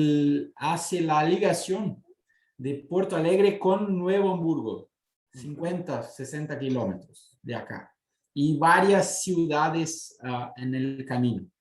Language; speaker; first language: Spanish; non-native, fluent; Portuguese